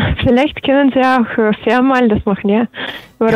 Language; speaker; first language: German; non-native, learner; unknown